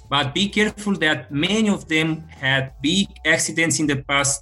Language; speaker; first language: English; non-native, fluent; Romanian